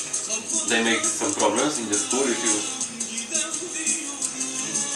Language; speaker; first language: English; non-native, fluent; Polish